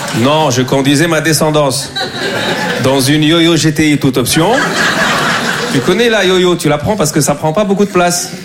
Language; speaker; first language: French; native; French